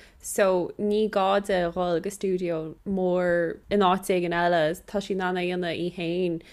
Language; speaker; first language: Irish; non-native, local second language; English